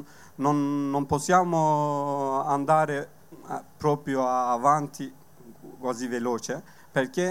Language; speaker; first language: Italian; non-native, learner; Kurdish